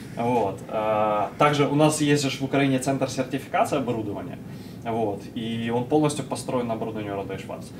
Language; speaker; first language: Russian; native; Russian